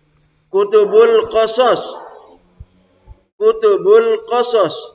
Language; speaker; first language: Arabic; non-native, fluent; Indonesian